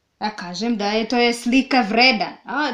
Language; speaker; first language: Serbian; non-native, learner; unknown